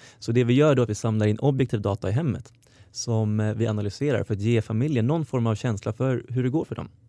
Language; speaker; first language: Swedish; native; Swedish